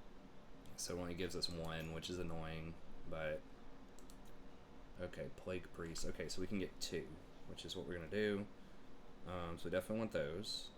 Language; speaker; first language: English; native; English